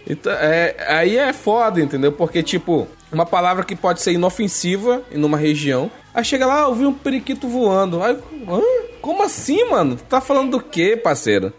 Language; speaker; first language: Portuguese; native; Portuguese